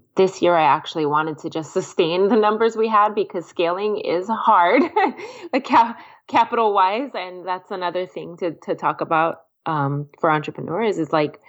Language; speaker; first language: English; native; English